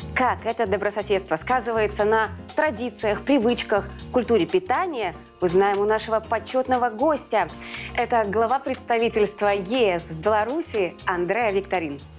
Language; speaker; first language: Russian; native; Russian